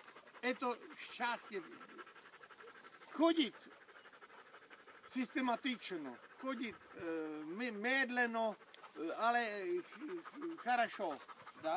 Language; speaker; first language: Russian; non-native, learner; Czech